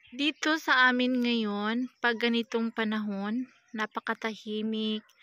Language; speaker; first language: Filipino; native; Filipino